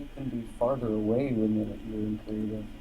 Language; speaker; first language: English; native; English